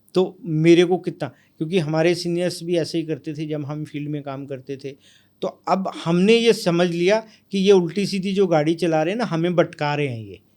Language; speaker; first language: Hindi; non-native, local second language; Punjabi